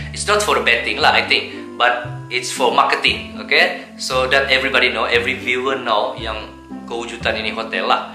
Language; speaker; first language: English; non-native, local second language; Malay